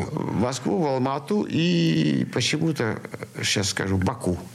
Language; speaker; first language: Russian; native; Russian